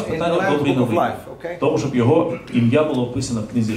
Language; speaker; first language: Ukrainian; native; Ukrainian